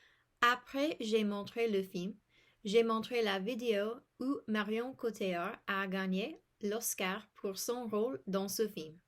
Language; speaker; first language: French; non-native, fluent; English